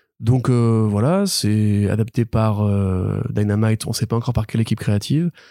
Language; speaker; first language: French; native; French